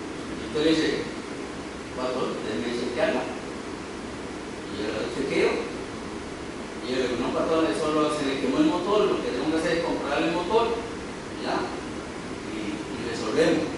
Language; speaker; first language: Spanish; native; Spanish